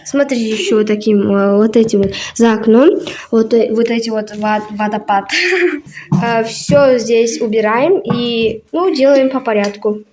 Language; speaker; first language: Russian; non-native, local second language; Kazakh